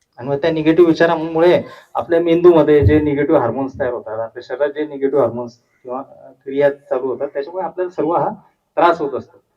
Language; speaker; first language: Marathi; non-native, local second language; Hindi